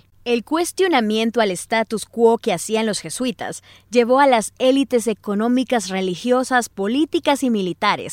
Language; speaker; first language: Spanish; native; Spanish